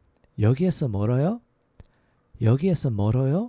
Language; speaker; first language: Korean; non-native, fluent; English